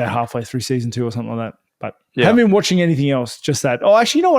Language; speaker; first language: English; native; English